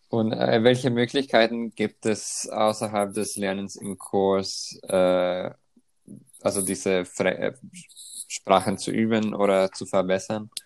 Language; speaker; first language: German; non-native, fluent; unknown